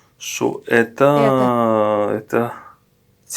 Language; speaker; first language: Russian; non-native, fluent; English